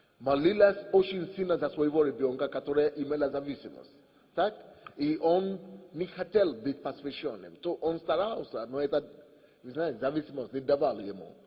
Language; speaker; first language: Russian; non-native, fluent; Yoruba